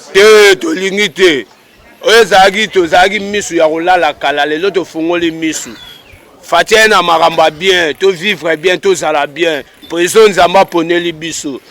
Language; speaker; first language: Lingala; non-native, local second language; Luba-Lulua